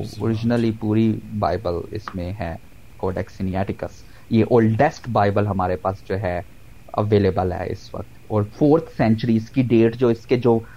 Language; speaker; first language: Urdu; non-native, local second language; Punjabi